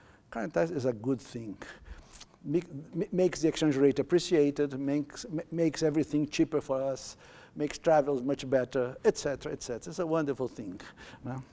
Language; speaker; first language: English; non-native, fluent; Portuguese